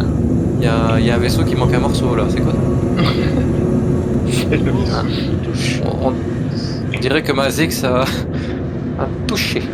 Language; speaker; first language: French; native; French